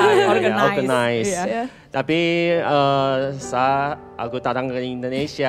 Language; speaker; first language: Indonesian; non-native, fluent; Chinese